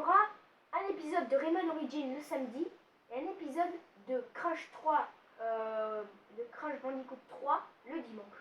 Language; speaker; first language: French; native; French